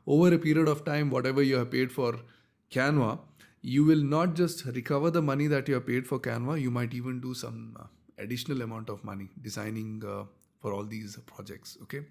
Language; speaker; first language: English; non-native, local second language; Kannada